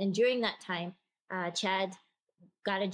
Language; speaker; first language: English; native; English